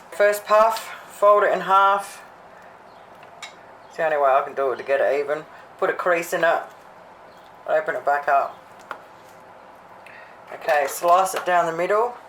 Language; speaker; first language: English; native; English